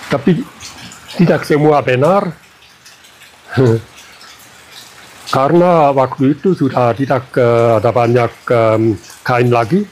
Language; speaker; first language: Indonesian; non-native, fluent; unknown